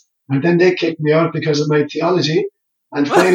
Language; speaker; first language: English; non-native, local second language; Irish